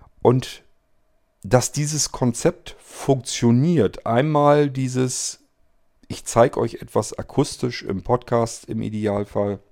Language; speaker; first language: German; native; German